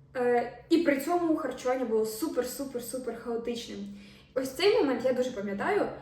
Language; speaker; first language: Ukrainian; non-native, local second language; Russian